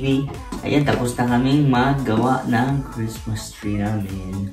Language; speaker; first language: Filipino; non-native, local second language; Cebuano